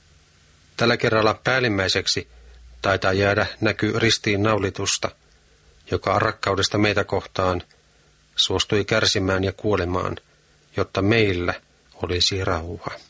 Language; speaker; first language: Finnish; native; Finnish